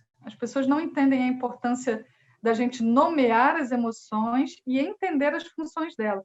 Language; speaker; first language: Portuguese; native; Portuguese